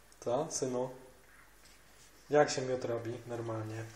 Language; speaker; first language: Polish; native; Polish